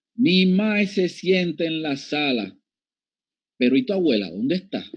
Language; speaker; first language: Spanish; native; Spanish